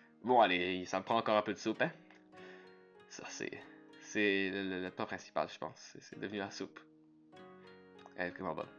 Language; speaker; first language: French; native; French